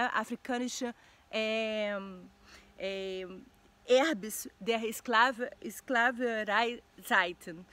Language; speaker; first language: German; non-native, learner; Portuguese